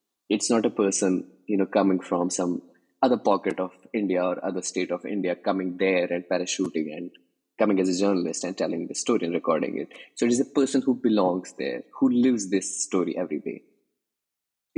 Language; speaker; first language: English; non-native, local second language; Kashmiri